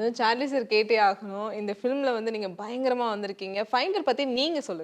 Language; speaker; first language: Tamil; native; Tamil